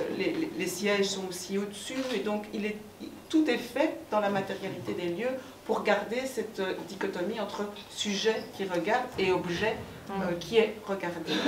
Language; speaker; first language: French; native; French